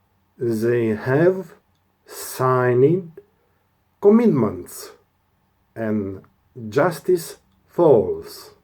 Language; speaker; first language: English; non-native, learner; Romanian